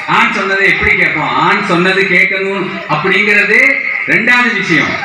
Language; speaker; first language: Tamil; non-native, local second language; Telugu